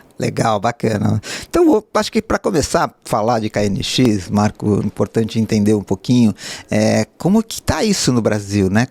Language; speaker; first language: Portuguese; native; Portuguese